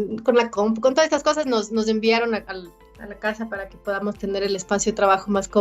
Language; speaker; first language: Spanish; native; Spanish